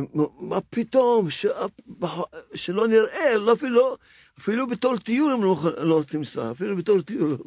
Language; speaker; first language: Hebrew; non-native, fluent; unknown